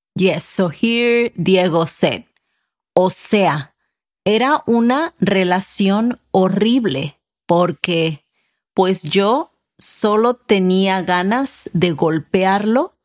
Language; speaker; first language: Spanish; native; Spanish